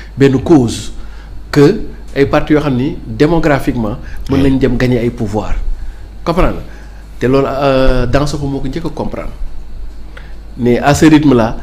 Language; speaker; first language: Wolof; non-native, local second language; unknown